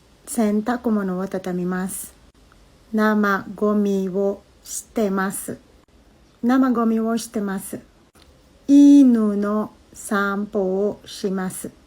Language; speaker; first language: Japanese; non-native, fluent; Filipino